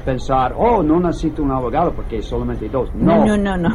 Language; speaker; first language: Spanish; non-native, learner; English